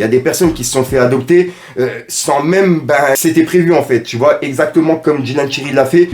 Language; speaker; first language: French; native; French